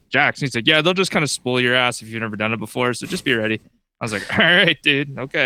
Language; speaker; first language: English; native; English